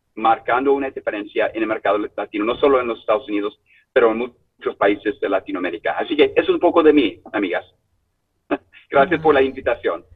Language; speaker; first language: Spanish; non-native, fluent; English